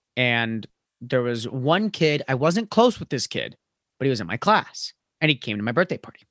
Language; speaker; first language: English; native; English